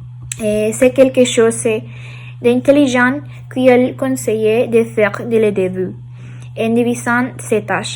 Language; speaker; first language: French; non-native, learner; Spanish